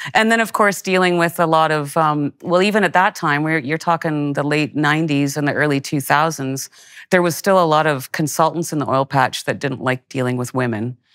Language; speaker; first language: English; native; English